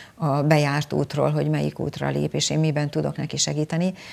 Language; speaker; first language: Hungarian; native; Hungarian